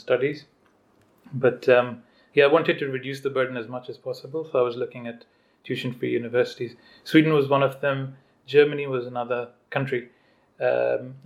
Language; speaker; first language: English; non-native, local second language; Urdu